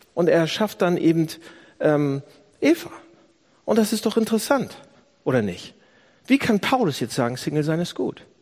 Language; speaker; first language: German; native; German